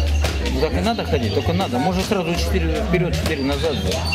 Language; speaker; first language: Russian; native; Russian